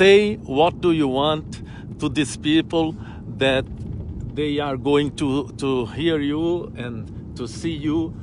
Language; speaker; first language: English; non-native, learner; Portuguese